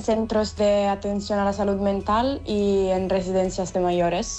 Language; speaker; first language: Spanish; non-native, fluent; Italian